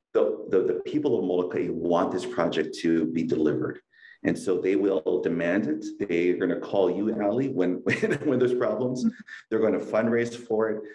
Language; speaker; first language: English; native; English